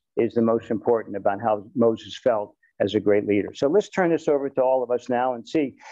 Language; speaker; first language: English; native; English